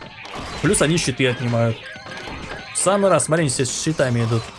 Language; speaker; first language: Russian; native; Russian